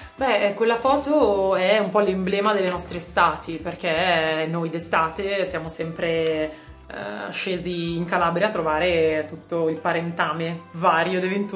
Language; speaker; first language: Italian; native; Italian